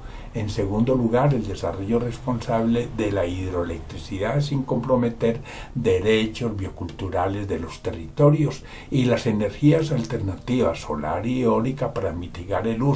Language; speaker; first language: Spanish; native; Spanish